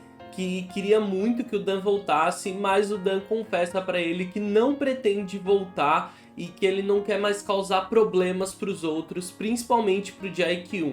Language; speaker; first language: Portuguese; native; Portuguese